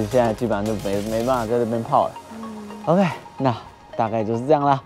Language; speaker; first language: Chinese; native; Chinese